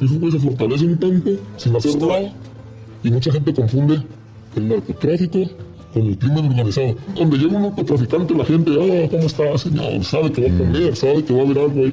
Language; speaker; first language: Spanish; native; Spanish